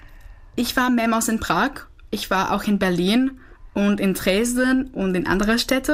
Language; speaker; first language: German; non-native, fluent; Czech